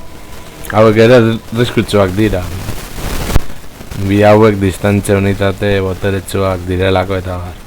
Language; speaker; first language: Basque; native; Basque